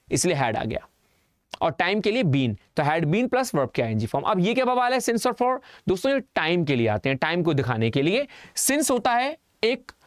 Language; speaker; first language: Hindi; native; Hindi